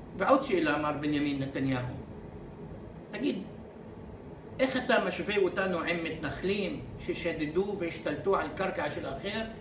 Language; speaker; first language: Hebrew; non-native, local second language; Arabic